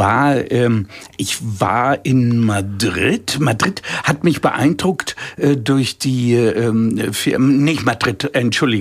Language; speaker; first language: German; native; German